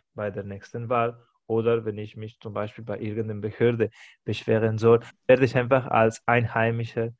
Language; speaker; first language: German; non-native, fluent; Spanish